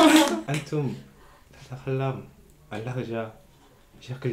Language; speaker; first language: Arabic; non-native, learner; Korean